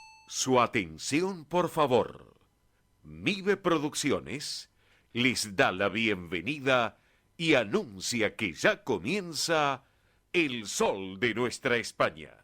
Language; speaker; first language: Spanish; native; Spanish